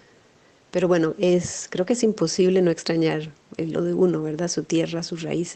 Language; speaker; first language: Spanish; native; Spanish